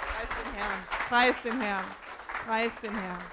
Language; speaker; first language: German; native; German